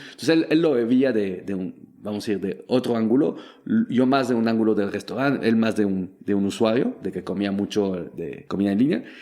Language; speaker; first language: Spanish; non-native, fluent; French